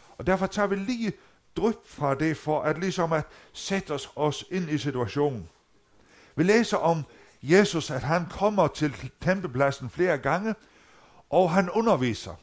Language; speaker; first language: Danish; non-native, local second language; Faroese